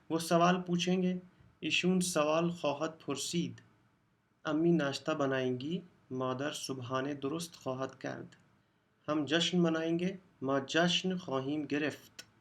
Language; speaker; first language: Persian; non-native, fluent; Urdu